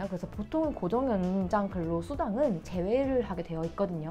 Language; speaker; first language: Korean; native; Korean